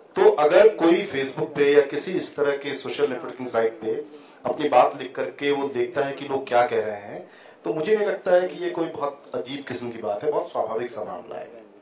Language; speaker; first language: Hindi; native; Hindi